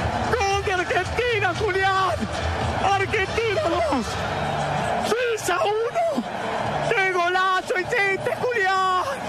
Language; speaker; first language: Spanish; native; Spanish